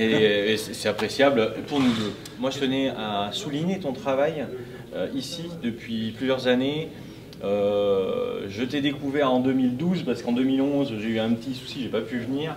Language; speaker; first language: French; native; French